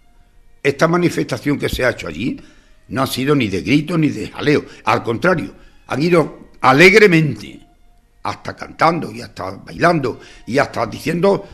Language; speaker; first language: Spanish; native; Spanish